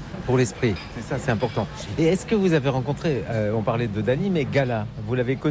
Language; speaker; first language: French; native; French